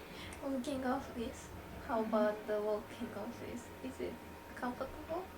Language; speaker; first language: English; non-native, learner; Japanese